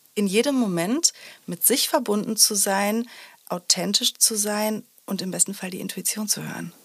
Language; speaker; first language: German; native; German